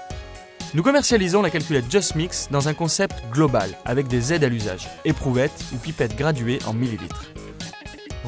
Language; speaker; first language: French; native; French